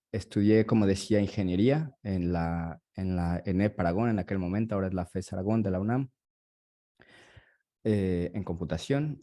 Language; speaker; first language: Spanish; native; Spanish